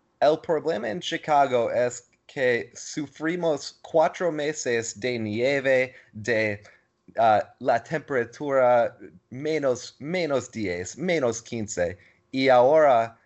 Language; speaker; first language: Spanish; non-native, learner; English